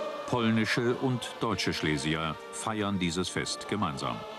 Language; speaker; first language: German; native; German